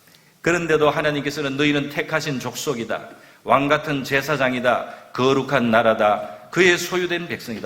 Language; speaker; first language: Korean; native; Korean